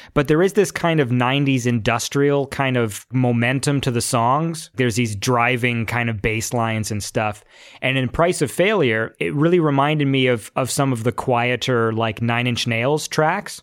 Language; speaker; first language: English; native; English